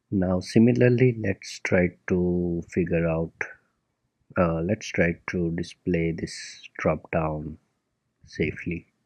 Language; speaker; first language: English; non-native, local second language; Gujarati